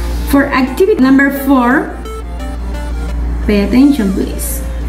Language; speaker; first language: English; non-native, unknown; Spanish